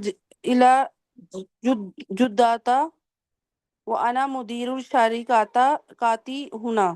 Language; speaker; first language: Arabic; non-native, learner; Urdu